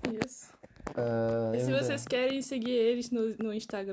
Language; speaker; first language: Portuguese; non-native, fluent; French